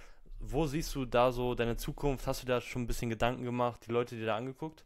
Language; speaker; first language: German; native; German